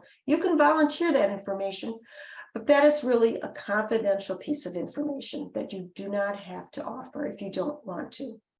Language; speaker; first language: English; native; English